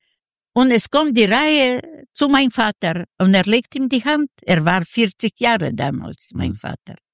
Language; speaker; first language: German; non-native, learner; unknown